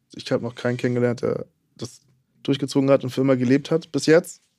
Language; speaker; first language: German; native; German